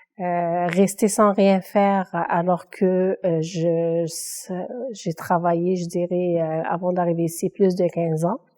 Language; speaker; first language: French; non-native, local second language; Kabyle